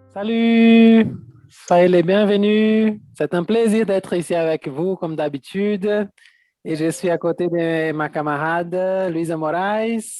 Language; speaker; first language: French; non-native, fluent; Portuguese